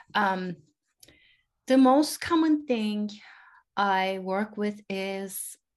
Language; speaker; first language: English; non-native, fluent; Turkish